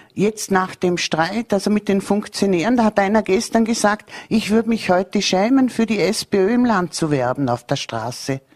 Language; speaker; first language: German; native; German